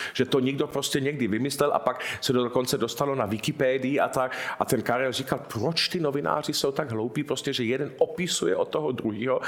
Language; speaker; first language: Czech; early bilingual, heritage; Czech